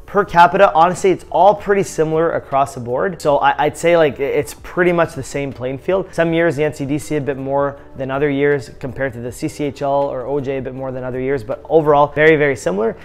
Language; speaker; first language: English; native; English